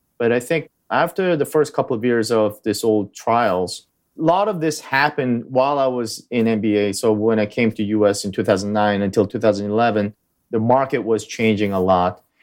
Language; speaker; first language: English; early bilingual, other home language; Korean